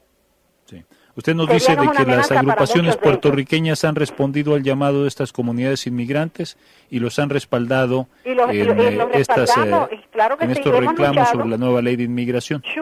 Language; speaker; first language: Spanish; native; Spanish